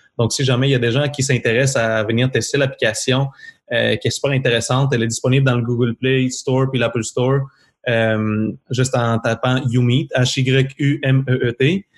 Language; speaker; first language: French; non-native, fluent; Spanish